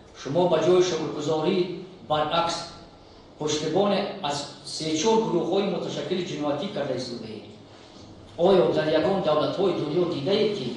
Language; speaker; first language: Tajik; non-native, local second language; Shughni